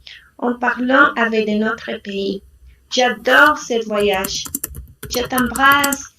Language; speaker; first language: French; non-native, learner; Spanish